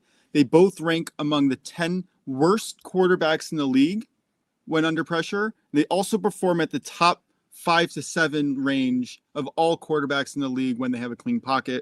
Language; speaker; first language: English; native; English